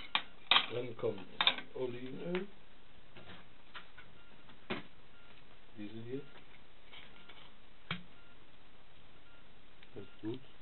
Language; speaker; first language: German; non-native, fluent; Italian